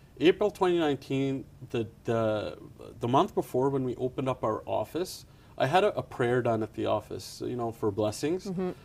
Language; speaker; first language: English; early bilingual, other home language; Punjabi